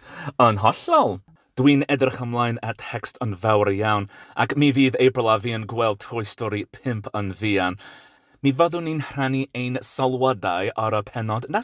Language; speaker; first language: Welsh; non-native, learner; English